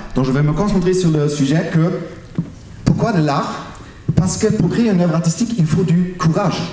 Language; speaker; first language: French; non-native, fluent; German